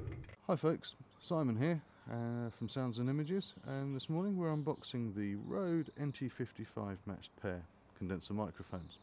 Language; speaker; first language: English; native; English